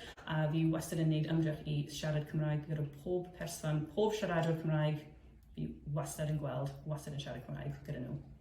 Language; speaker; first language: Welsh; non-native, fluent; English